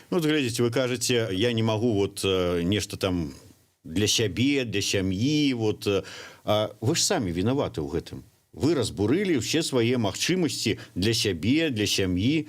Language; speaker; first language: Belarusian; non-native, local second language; Russian